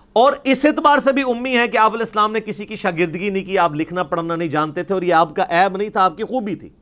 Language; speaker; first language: Urdu; non-native, local second language; Punjabi